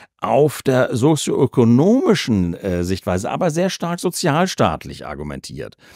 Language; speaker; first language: German; native; German